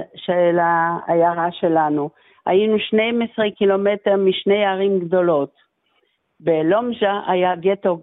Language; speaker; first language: Hebrew; non-native, fluent; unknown